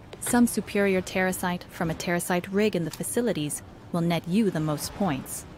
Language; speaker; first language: English; native; English